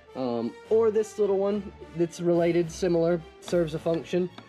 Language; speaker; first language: English; native; English